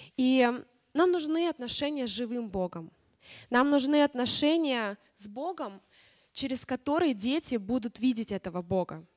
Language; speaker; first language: Russian; native; Russian